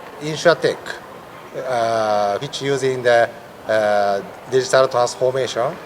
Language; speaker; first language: English; non-native, learner; Japanese